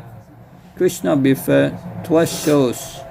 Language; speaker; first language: French; non-native, fluent; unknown